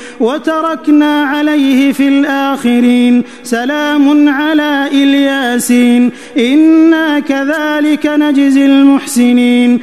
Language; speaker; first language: Arabic; native; Arabic